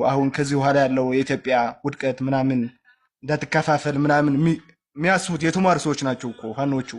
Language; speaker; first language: Amharic; non-native, local second language; Tigrinya